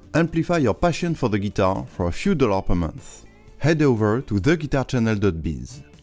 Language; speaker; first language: English; non-native, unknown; French